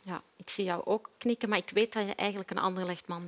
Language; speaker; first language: Dutch; native; Dutch